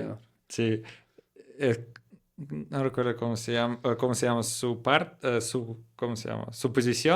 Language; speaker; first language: Spanish; non-native, learner; Russian